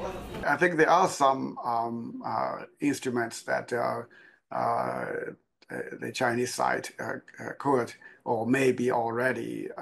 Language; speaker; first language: English; non-native, fluent; Chinese